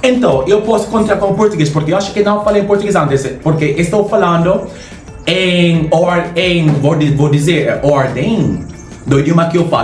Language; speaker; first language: Portuguese; non-native, fluent; Jamaican Creole English